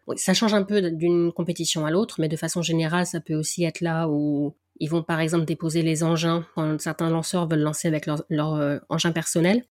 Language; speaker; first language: French; native; French